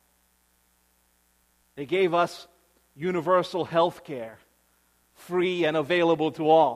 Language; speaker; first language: English; early bilingual, other home language; Romanian